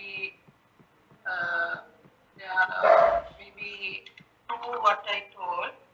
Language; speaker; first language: English; non-native, learner; Sinhala